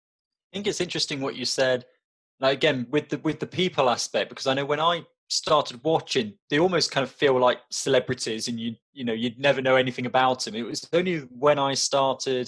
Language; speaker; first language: English; native; English